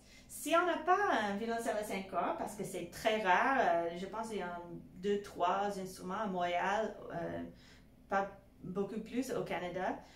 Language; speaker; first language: French; non-native, fluent; English